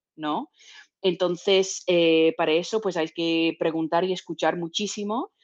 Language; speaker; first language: Spanish; non-native, fluent; English